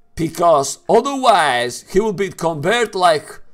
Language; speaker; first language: English; non-native, fluent; Spanish